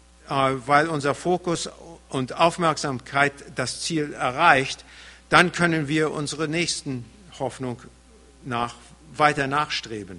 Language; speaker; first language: German; early bilingual, heritage; German